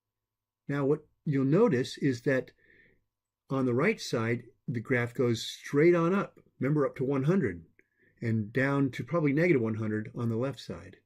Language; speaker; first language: English; native; English